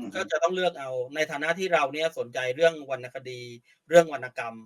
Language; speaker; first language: Thai; native; Thai